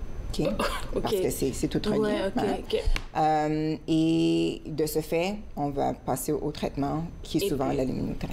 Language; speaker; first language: French; native; French